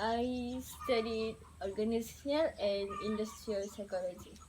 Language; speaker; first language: English; non-native, learner; Malay